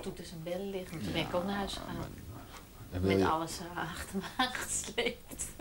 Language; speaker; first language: Dutch; native; Dutch